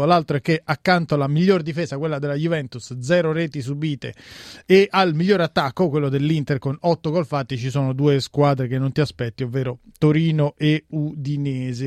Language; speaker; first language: Italian; native; Italian